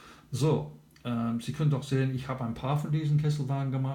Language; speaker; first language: German; non-native, learner; English